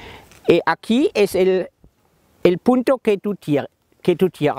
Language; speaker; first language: Spanish; non-native, learner; German